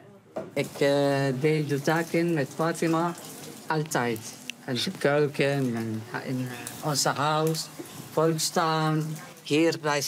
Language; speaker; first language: Dutch; non-native, learner; Arabic